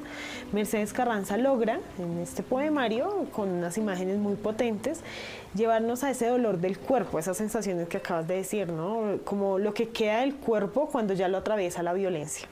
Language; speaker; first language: Spanish; native; Spanish